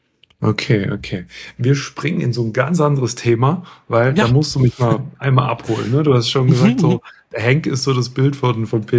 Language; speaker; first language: German; native; German